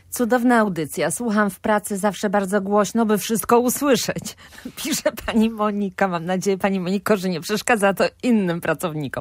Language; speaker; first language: Polish; native; Polish